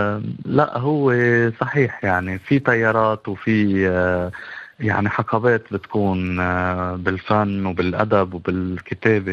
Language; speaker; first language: Arabic; native; Arabic